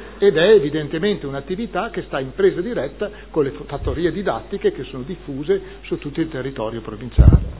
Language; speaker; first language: Italian; native; Italian